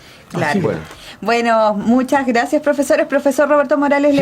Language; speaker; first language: Spanish; native; Spanish